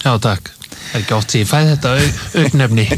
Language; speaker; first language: Icelandic; native; Icelandic